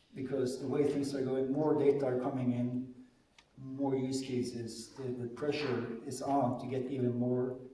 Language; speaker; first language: English; non-native, fluent; Norwegian